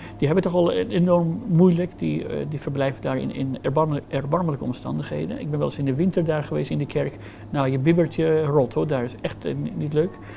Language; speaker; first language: Dutch; non-native, fluent; Persian